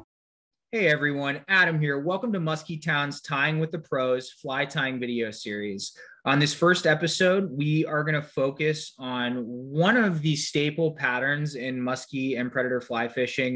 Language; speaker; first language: English; native; English